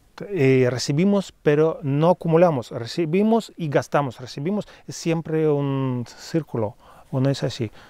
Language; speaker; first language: Spanish; non-native, fluent; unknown